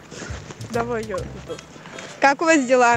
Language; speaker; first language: Russian; native; Russian